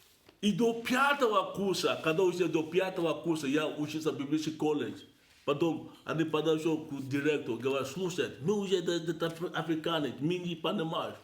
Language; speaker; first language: Russian; non-native, learner; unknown